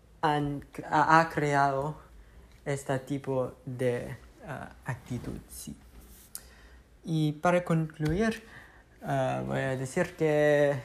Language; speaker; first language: Spanish; non-native, learner; English